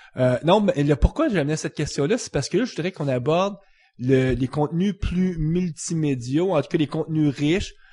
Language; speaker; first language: French; native; French